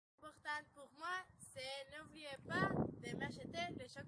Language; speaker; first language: French; non-native, learner; Spanish